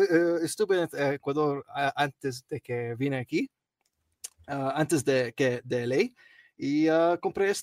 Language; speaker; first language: Spanish; non-native, learner; Arabic